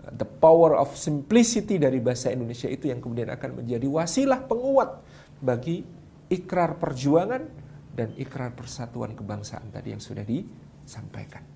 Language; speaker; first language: Indonesian; non-native, local second language; Javanese